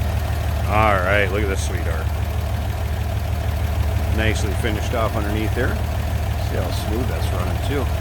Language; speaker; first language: English; native; English